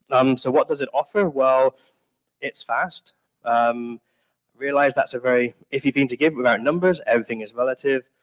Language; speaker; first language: English; native; English